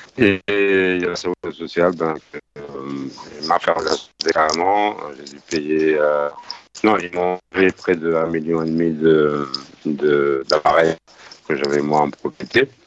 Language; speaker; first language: French; non-native, fluent; Spanish